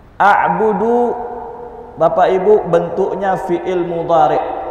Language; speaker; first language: Indonesian; native; Indonesian